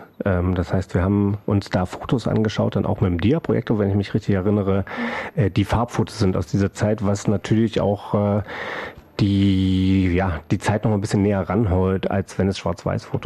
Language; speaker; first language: German; native; German